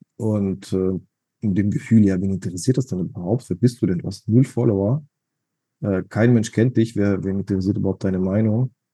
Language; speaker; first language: German; non-native, fluent; Russian